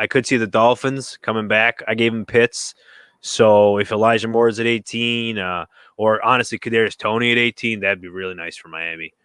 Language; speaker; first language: English; native; English